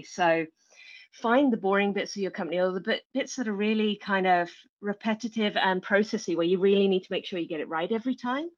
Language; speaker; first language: English; native; English